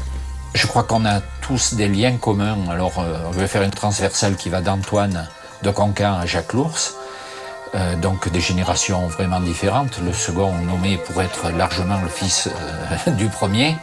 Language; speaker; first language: French; native; French